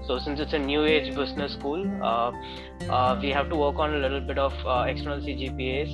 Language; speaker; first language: English; non-native, local second language; Tamil